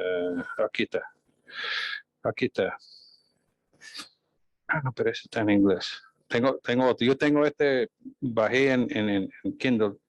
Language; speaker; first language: Spanish; non-native, fluent; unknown